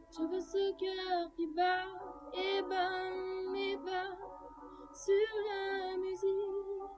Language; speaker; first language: French; native; French